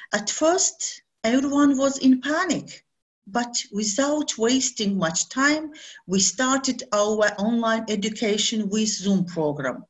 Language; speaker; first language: English; non-native, learner; Azerbaijani